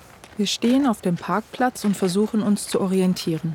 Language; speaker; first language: German; early bilingual, other home language; Turkish